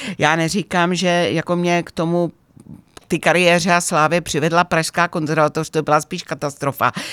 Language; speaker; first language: Czech; native; Czech